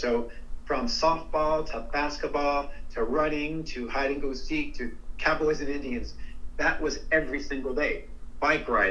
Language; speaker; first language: English; native; English